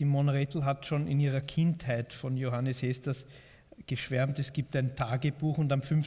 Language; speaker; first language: German; native; German